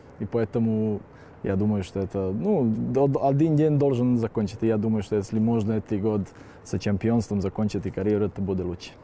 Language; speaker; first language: Russian; non-native, learner; Serbian